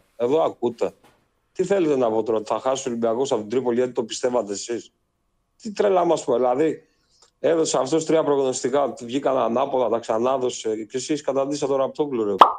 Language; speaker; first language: Greek; native; Greek